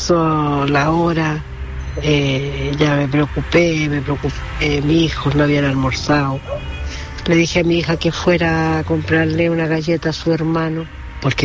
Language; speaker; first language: Spanish; native; Spanish